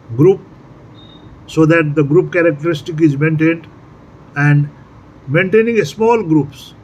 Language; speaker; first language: English; non-native, local second language; Nepali